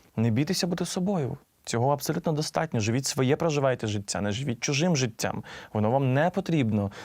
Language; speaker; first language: Ukrainian; native; Ukrainian